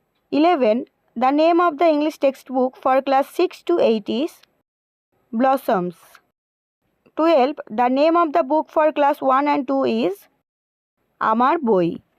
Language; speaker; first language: English; non-native, local second language; Bangla